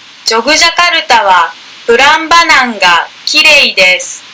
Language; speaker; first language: Japanese; non-native, learner; Indonesian